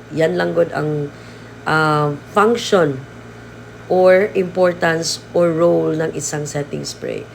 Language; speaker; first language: Filipino; non-native, local second language; Cebuano